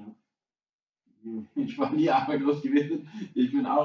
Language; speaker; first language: German; non-native, fluent; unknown